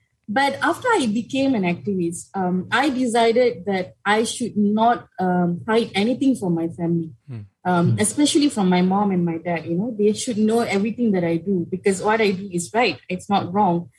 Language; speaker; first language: English; non-native, local second language; Tamil